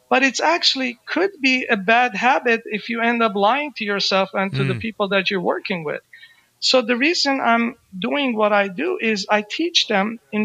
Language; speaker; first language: English; non-native, fluent; Persian